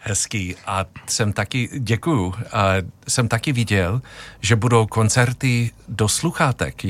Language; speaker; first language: Czech; non-native, learner; English